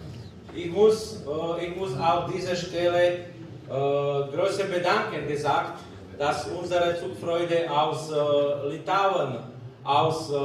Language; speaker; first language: German; non-native, learner; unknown